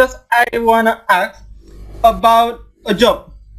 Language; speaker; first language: English; non-native, learner; Indonesian